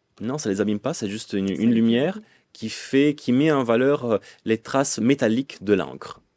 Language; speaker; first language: French; non-native, fluent; Italian